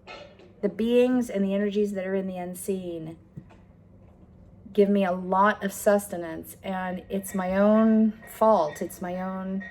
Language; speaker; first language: English; native; English